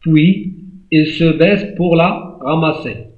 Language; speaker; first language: French; non-native, local second language; Arabic